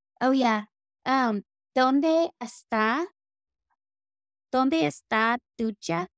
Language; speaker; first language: Spanish; non-native, learner; English